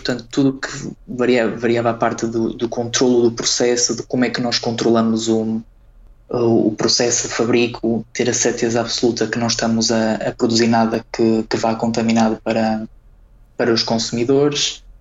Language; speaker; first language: Portuguese; native; Portuguese